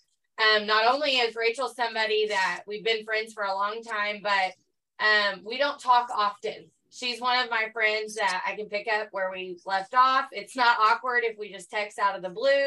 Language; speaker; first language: English; native; English